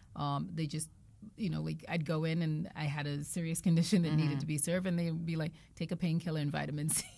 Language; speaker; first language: English; non-native, local second language; Igbo